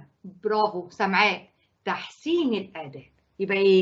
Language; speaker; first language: Arabic; native; Arabic